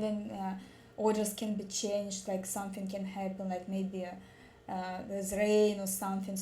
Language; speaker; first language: English; non-native, learner; Russian